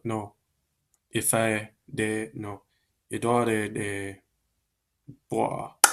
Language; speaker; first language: French; non-native, learner; Spanish